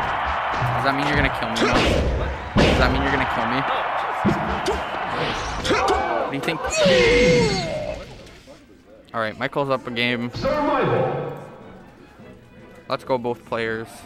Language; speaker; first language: English; native; English